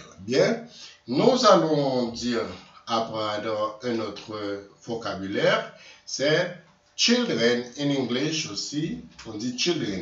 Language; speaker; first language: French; non-native, local second language; Haitian Creole